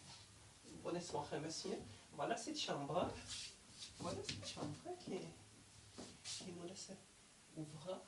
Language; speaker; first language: French; non-native, learner; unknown